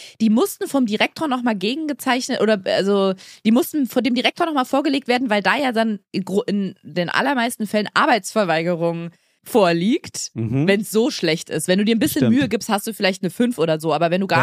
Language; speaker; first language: German; native; German